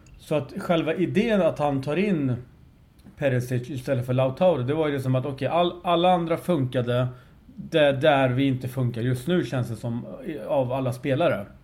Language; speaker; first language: Swedish; early bilingual, other home language; Persian